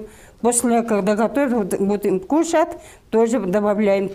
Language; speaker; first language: Russian; non-native, local second language; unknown